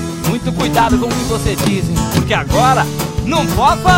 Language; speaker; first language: Portuguese; native; Portuguese